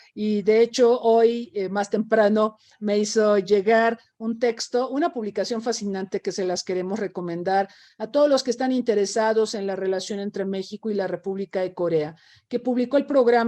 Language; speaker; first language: Spanish; native; Spanish